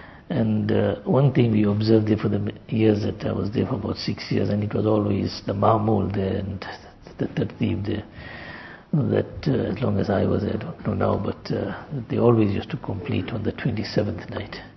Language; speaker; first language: English; native; English